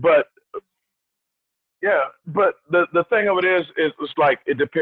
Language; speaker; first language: English; native; English